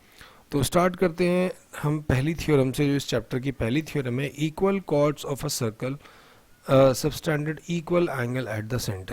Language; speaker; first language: Hindi; native; Hindi